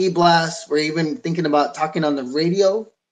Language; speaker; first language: English; native; English